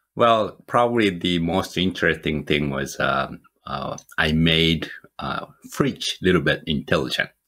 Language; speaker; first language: English; non-native, fluent; Japanese